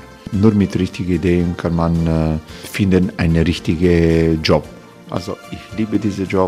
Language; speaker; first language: German; non-native, fluent; Croatian